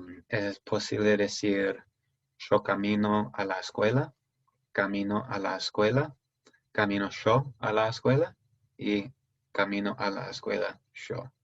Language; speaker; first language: Spanish; non-native, fluent; English